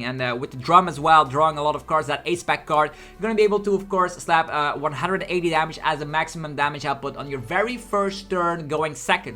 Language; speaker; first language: English; non-native, fluent; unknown